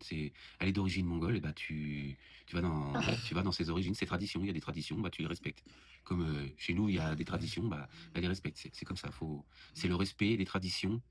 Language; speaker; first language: French; native; French